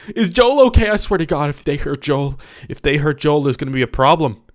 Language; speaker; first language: English; native; English